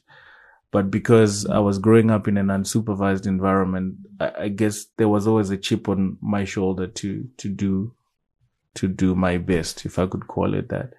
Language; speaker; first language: English; non-native, local second language; Shona